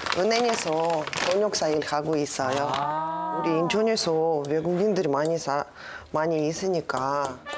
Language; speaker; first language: Korean; non-native, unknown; Russian